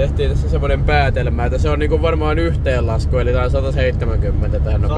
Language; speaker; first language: Finnish; native; Finnish